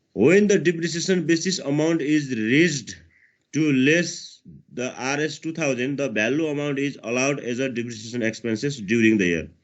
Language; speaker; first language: English; non-native, local second language; Nepali